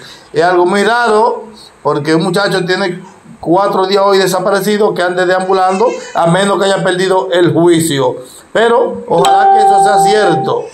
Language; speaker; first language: Spanish; native; Spanish